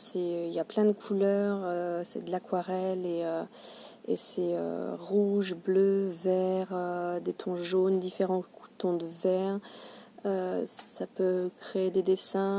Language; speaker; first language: French; native; French